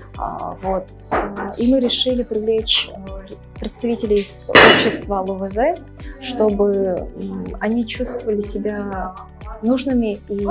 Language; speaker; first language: Russian; native; Russian